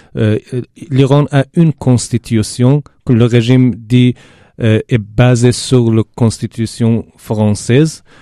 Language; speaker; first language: French; non-native, fluent; Persian